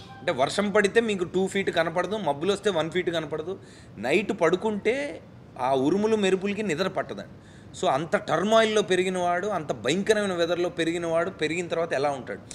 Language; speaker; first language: Telugu; native; Telugu